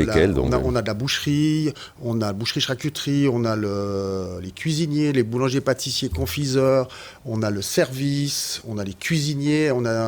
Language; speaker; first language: French; native; French